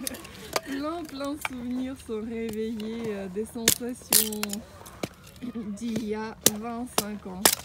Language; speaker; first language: French; non-native, fluent; Russian